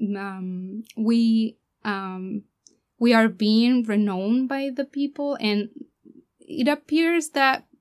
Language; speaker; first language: English; non-native, fluent; Spanish